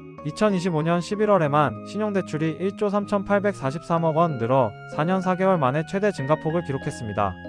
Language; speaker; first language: Korean; native; Korean